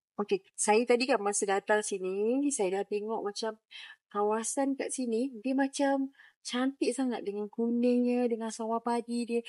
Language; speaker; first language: Malay; native; Malay